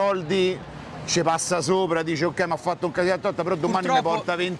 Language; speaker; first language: Italian; native; Italian